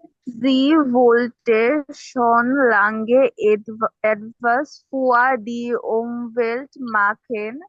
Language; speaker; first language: German; non-native, learner; Bangla